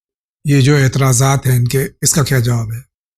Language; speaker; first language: Urdu; native; Urdu